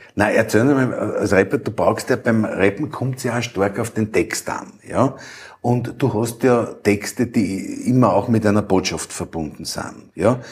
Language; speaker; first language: German; native; German